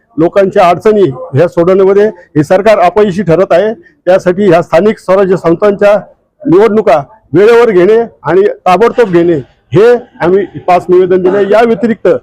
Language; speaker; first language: Marathi; native; Marathi